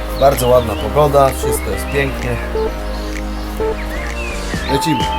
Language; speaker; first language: Polish; native; Polish